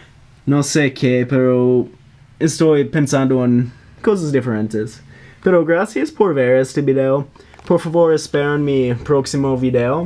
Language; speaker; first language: Spanish; non-native, learner; English